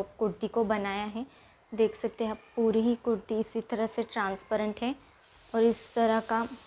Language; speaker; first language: Hindi; native; Hindi